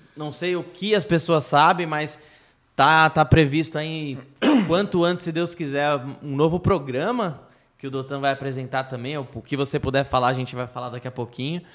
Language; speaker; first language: Portuguese; native; Portuguese